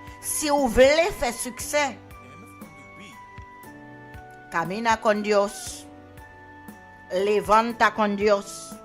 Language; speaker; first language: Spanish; non-native, learner; Haitian Creole